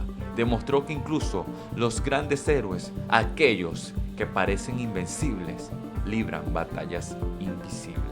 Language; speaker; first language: Spanish; native; Spanish